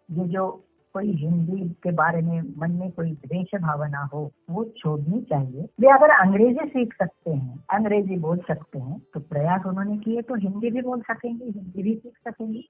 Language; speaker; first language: Hindi; non-native, local second language; Marathi